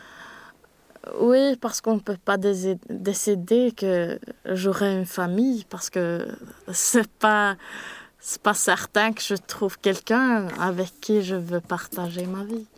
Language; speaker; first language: French; non-native, learner; Swedish